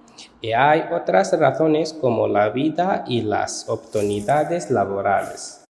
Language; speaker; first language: Spanish; non-native, learner; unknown